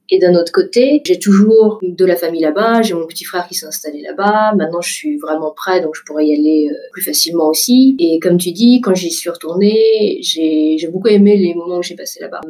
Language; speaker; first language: French; early bilingual, other home language; Vietnamese